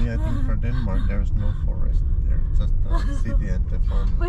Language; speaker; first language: English; non-native, learner; Finnish